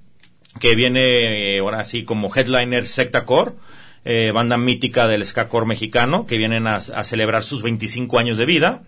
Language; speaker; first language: Spanish; native; Spanish